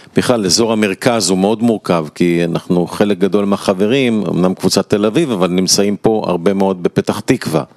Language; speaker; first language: Hebrew; native; Hebrew